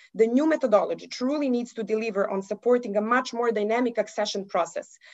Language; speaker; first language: English; non-native, fluent; Serbian